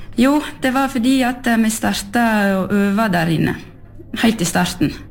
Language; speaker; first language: Norwegian; early bilingual, heritage; French